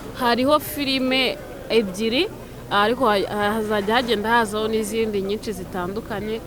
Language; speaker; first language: Kinyarwanda; native; Kinyarwanda